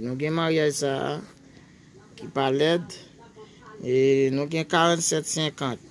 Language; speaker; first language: French; non-native, local second language; Haitian Creole